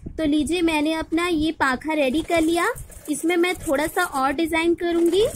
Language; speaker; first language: Hindi; non-native, local second language; Bangla